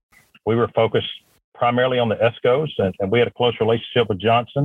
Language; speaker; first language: English; native; English